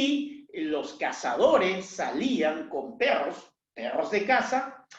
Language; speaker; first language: Spanish; native; Spanish